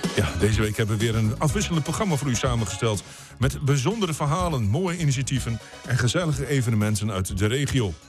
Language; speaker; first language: Dutch; native; Dutch